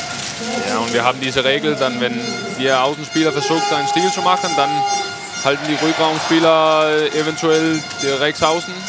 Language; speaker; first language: German; non-native, fluent; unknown